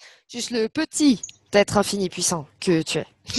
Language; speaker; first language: French; native; French